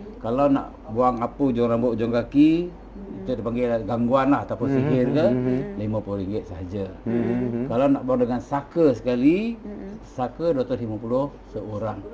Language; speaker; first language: Malay; native; Malay